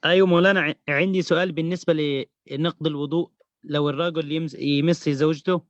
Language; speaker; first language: Arabic; native; Arabic